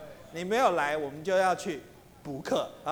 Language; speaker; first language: Chinese; native; Chinese